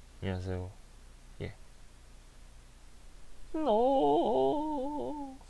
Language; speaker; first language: Korean; non-native, learner; Japanese